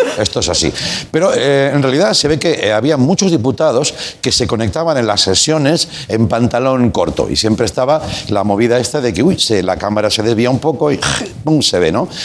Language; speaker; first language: Spanish; non-native, local second language; Catalan